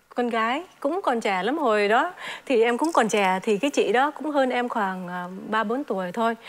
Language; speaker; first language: Vietnamese; early bilingual, heritage; Vietnamese